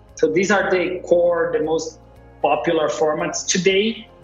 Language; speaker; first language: English; non-native, fluent; Portuguese